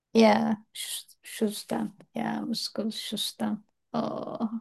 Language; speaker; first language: German; non-native, learner; Turkish